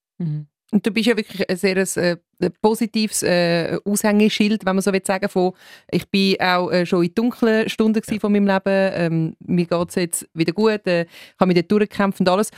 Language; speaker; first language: German; native; German